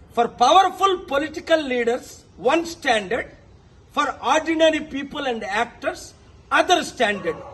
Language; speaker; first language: English; non-native, local second language; Telugu